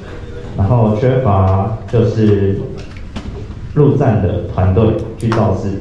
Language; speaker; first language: Chinese; native; Chinese